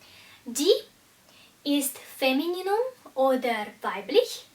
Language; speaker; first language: German; non-native, fluent; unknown